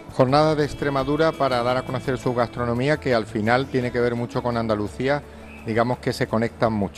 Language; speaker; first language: Spanish; native; Spanish